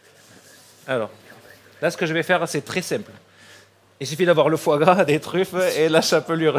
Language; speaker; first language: French; native; French